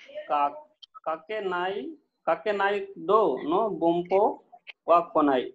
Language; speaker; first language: Japanese; non-native, learner; Hindi